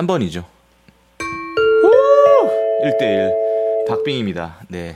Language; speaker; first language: Korean; native; Korean